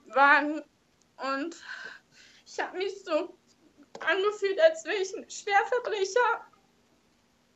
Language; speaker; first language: German; native; German